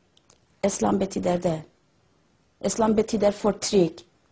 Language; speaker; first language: Swedish; non-native, learner; Persian